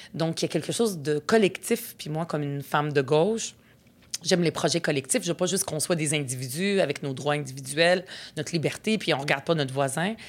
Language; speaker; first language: French; early bilingual, other home language; Arabic